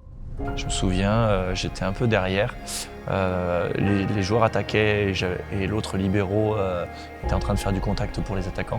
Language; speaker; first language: French; native; French